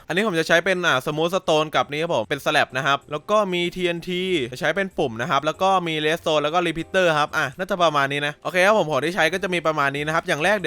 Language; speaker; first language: Thai; native; Thai